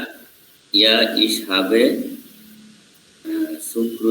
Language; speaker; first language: German; non-native, learner; Bangla